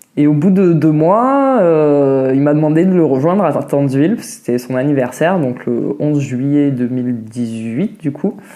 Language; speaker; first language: French; native; French